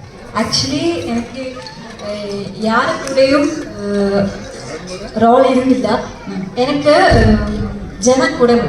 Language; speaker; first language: Tamil; non-native, learner; Malayalam